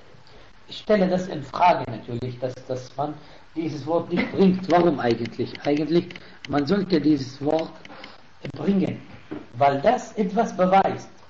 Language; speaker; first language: German; non-native, fluent; Arabic